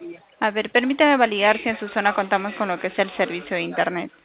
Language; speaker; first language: Spanish; native; Spanish